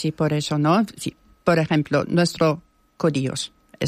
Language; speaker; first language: Spanish; non-native, fluent; German